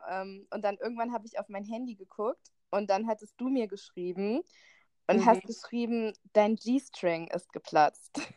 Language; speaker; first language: German; native; German